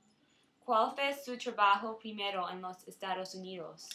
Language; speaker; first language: Spanish; non-native, learner; English